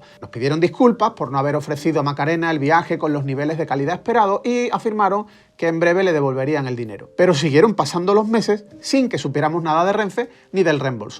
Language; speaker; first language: Spanish; native; Spanish